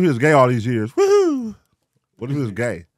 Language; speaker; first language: English; native; English